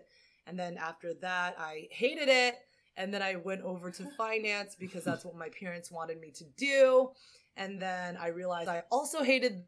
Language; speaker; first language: English; native; English